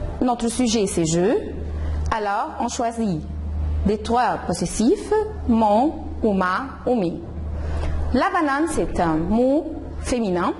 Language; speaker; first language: French; non-native, fluent; Arabic